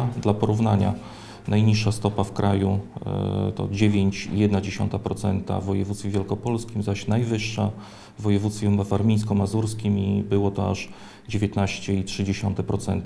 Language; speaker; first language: Polish; native; Polish